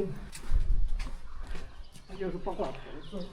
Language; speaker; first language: Chinese; native; Chinese